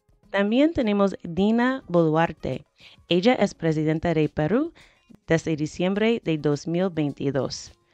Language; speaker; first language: Spanish; non-native, fluent; English